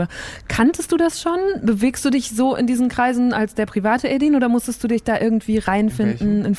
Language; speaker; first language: German; native; German